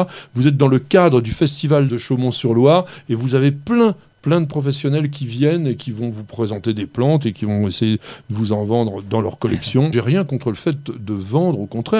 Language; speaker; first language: French; native; French